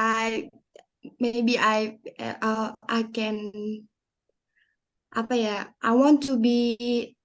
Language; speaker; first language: English; non-native, learner; Indonesian